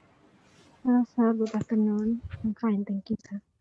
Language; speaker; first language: English; non-native, learner; Indonesian